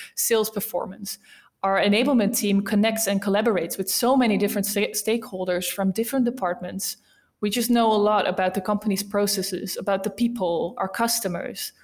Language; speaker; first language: English; non-native, fluent; Dutch